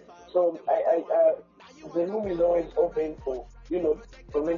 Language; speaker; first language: English; non-native, local second language; Nyanja